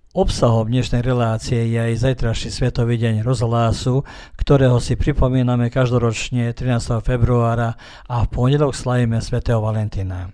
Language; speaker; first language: Slovak; early bilingual, heritage; Slovak